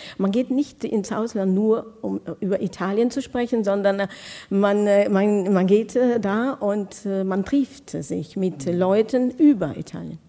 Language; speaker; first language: German; non-native, fluent; Italian